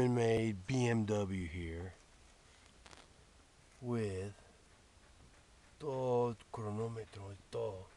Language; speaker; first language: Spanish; non-native, fluent; English